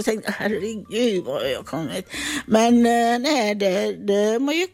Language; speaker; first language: Swedish; non-native, fluent; Italian